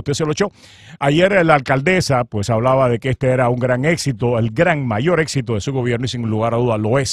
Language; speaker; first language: Spanish; native; Spanish